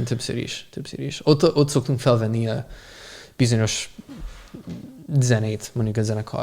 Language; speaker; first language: Hungarian; non-native, fluent; English